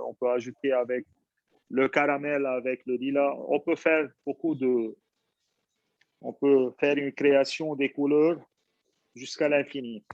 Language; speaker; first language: French; non-native, fluent; Arabic